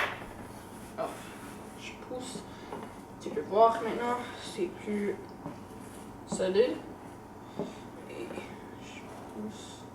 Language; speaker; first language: French; non-native, learner; English